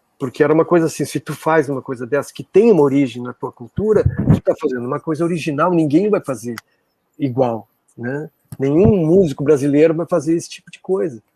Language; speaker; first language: Portuguese; native; Portuguese